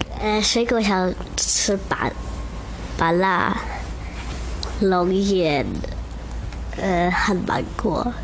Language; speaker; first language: Chinese; early bilingual, heritage; Chinese